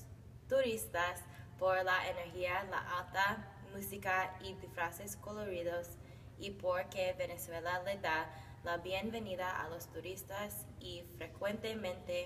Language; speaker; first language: Spanish; non-native, learner; English